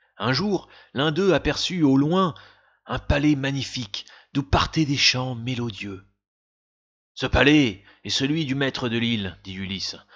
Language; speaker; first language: French; native; French